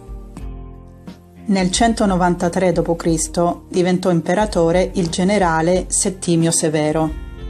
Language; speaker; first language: Italian; native; Italian